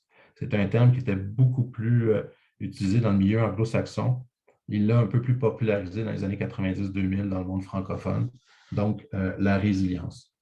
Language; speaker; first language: French; native; French